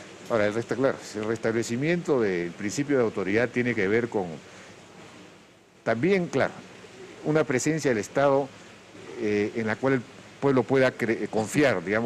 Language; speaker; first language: Spanish; native; Spanish